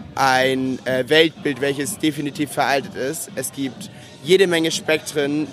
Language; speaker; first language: German; native; German